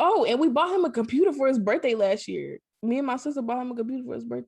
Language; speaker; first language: English; native; English